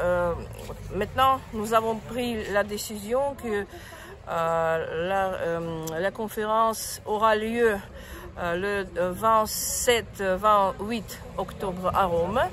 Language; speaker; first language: French; non-native, fluent; Russian